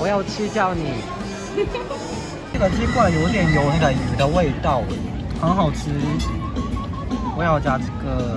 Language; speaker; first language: Chinese; non-native, fluent; Japanese